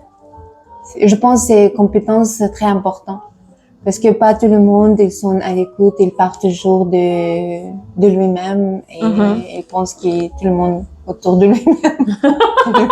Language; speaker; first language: French; non-native, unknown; Tajik